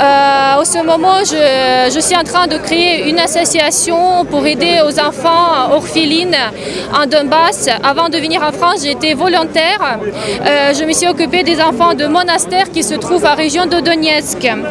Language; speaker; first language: French; non-native, fluent; Russian